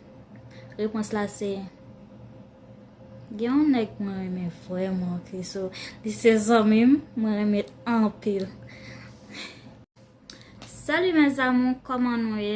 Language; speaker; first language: French; non-native, learner; Haitian Creole